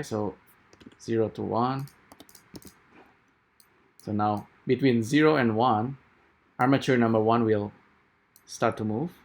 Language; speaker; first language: English; non-native, fluent; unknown